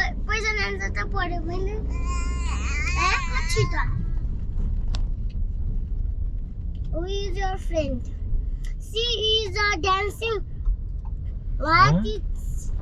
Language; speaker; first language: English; non-native, learner; Nepali